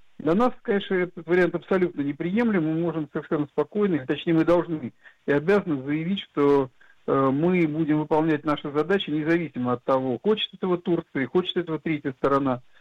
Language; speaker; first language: Russian; native; Russian